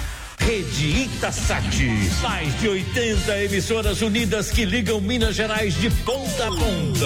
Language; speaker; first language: Portuguese; native; Portuguese